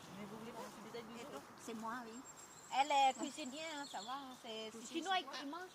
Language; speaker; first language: French; non-native, learner; Thai